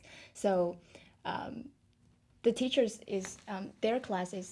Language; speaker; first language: English; non-native, fluent; Chinese